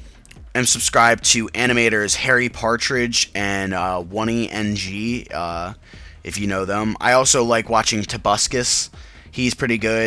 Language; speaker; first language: English; native; English